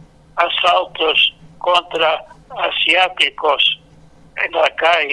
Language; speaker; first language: Spanish; non-native, fluent; English